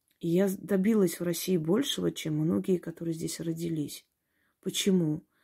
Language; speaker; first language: Russian; non-native, local second language; Armenian